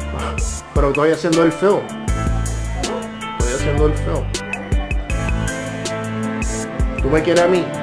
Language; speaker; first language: Spanish; early bilingual, heritage; Spanish